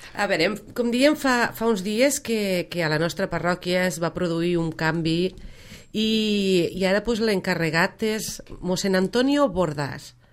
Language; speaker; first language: Catalan; native; Catalan